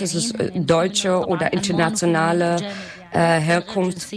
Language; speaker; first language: German; non-native, learner; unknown